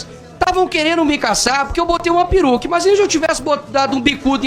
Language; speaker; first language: Portuguese; native; Portuguese